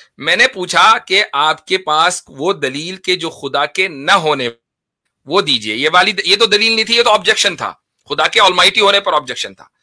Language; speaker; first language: Hindi; native; Hindi